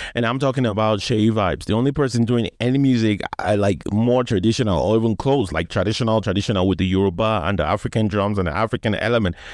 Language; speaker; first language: English; non-native, local second language; Yoruba